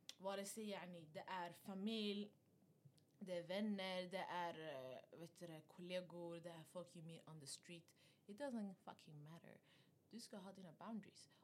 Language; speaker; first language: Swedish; early bilingual, other home language; Arabic